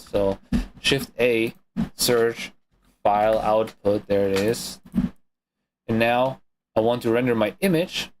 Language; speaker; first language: English; non-native, fluent; German